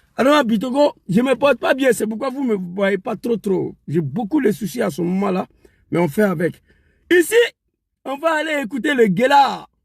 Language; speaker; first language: French; non-native, local second language; Dyula